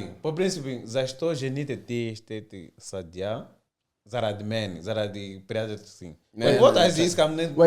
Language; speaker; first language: Bulgarian; non-native, learner; Portuguese